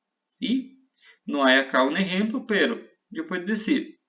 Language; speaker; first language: Spanish; non-native, fluent; Portuguese